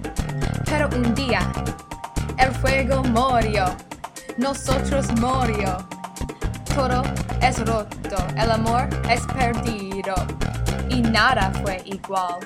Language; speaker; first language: Spanish; non-native, learner; English